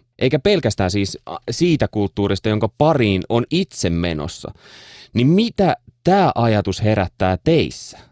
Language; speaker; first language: Finnish; native; Finnish